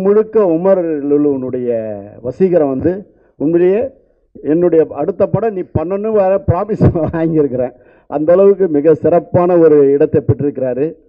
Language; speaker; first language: Tamil; native; Tamil